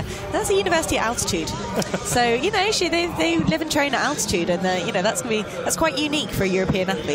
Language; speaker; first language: English; native; English